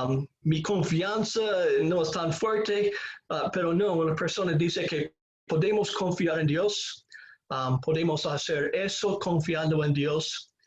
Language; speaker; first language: Spanish; non-native, fluent; English